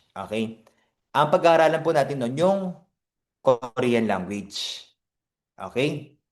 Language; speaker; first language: Filipino; non-native, fluent; Korean